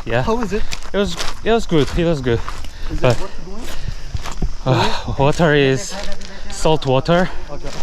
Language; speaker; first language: English; non-native, learner; Korean